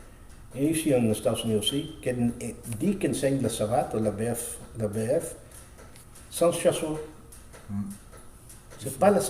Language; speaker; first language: French; non-native, learner; Spanish